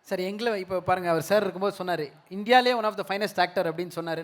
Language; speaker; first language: Tamil; native; Tamil